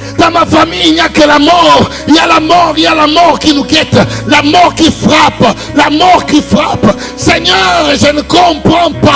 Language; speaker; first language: French; non-native, local second language; Lingala